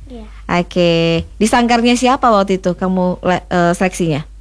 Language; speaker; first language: Indonesian; native; Indonesian